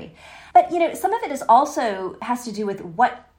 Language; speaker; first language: English; native; English